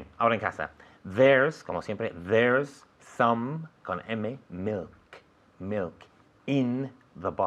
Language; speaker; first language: Spanish; non-native, fluent; English